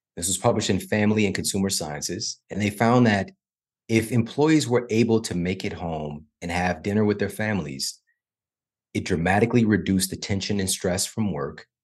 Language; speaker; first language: English; native; English